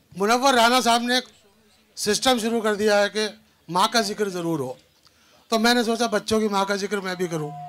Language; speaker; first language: Urdu; native; Urdu